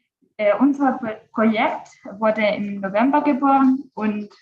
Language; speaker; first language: German; non-native, learner; Italian